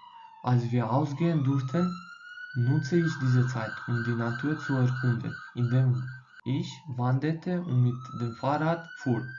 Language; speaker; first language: German; non-native, fluent; Albanian